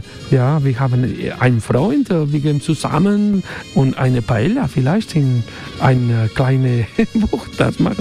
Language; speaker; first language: German; non-native, learner; Spanish